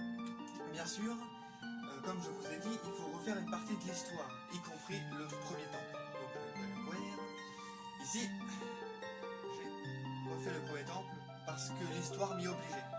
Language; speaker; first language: French; native; French